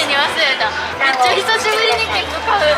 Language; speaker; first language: Japanese; native; Japanese